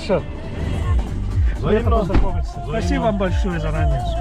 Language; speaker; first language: Russian; non-native, fluent; English